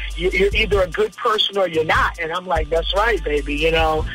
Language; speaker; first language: English; native; English